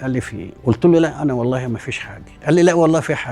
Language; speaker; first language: Arabic; native; Arabic